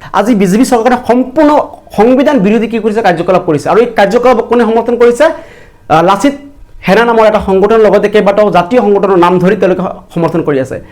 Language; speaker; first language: Assamese; non-native, local second language; Bangla